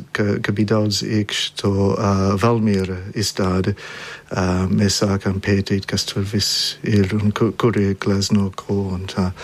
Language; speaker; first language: Latvian; early bilingual, heritage; Latvian